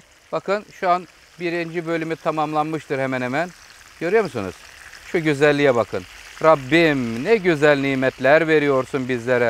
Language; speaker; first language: Turkish; native; Turkish